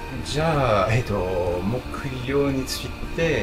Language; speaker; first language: Japanese; non-native, learner; French